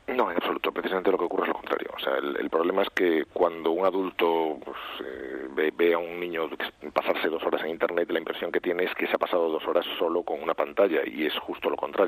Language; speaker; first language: Spanish; native; Spanish